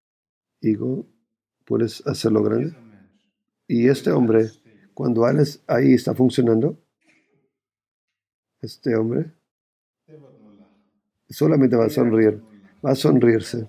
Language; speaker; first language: Spanish; non-native, fluent; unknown